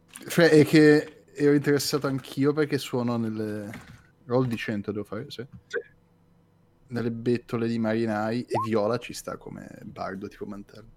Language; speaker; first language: Italian; native; Italian